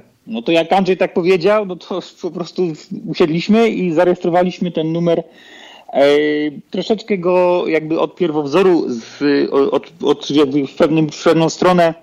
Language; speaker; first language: Polish; native; Polish